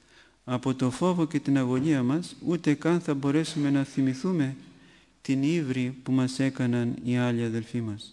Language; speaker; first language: Greek; native; Greek